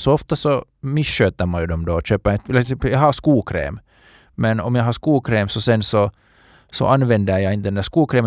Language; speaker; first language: Swedish; native; Swedish